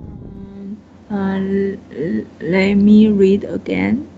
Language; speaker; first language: English; non-native, learner; Chinese